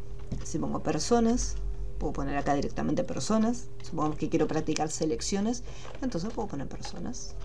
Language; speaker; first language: Spanish; native; Spanish